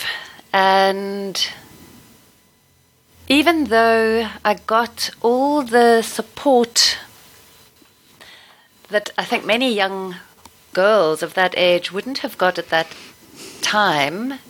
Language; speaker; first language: English; native; English